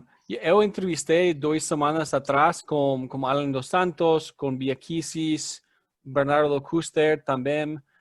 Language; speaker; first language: Portuguese; non-native, learner; English